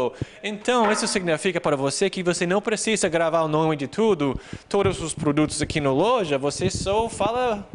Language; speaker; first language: Portuguese; non-native, fluent; English